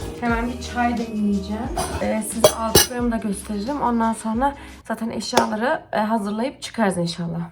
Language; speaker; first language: Turkish; early bilingual, heritage; Turkish